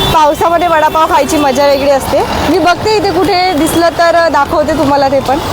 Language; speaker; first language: Marathi; native; Marathi